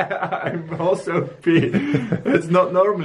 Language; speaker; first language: English; non-native, learner; Dutch